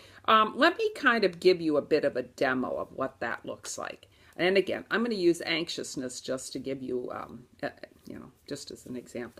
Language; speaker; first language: English; native; English